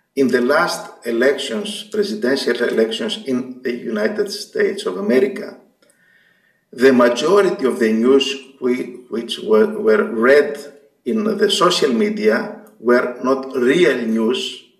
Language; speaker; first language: English; non-native, fluent; Greek